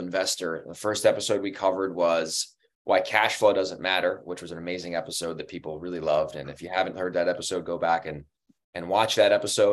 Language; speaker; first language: English; native; English